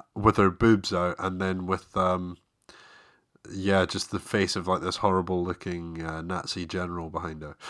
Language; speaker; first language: English; native; English